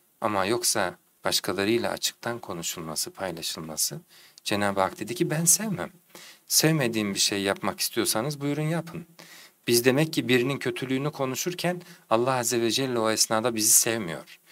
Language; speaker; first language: Turkish; native; Turkish